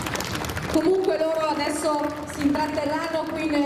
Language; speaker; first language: Italian; native; Italian